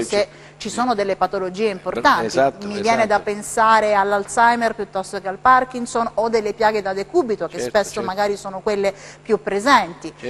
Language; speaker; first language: Italian; native; Italian